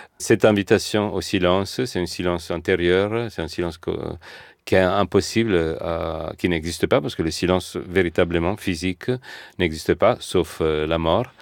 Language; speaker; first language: French; non-native, fluent; Italian